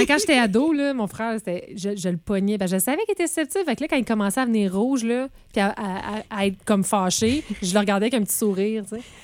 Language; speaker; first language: French; native; French